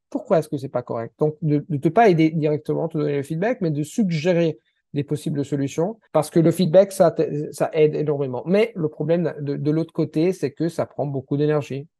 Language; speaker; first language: French; non-native, fluent; Italian